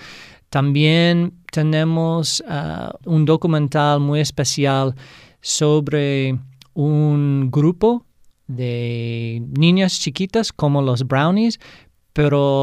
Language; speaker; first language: Spanish; non-native, fluent; English